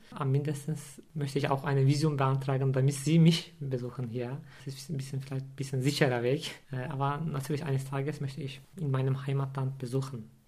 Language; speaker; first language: German; non-native, fluent; Turkish